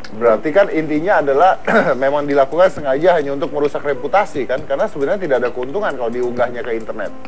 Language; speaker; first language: Indonesian; native; Indonesian